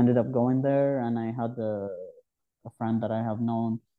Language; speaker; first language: English; non-native, fluent; Arabic